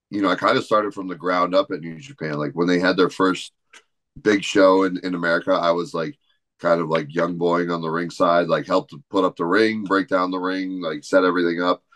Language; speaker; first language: English; native; English